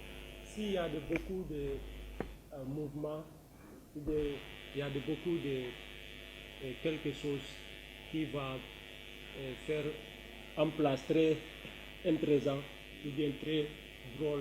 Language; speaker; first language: French; non-native, learner; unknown